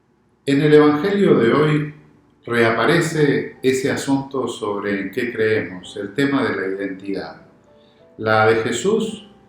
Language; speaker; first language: Spanish; native; Spanish